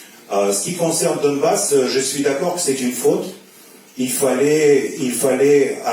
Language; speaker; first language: French; non-native, fluent; Russian